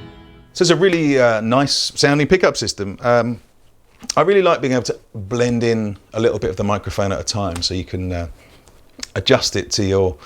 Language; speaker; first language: English; native; English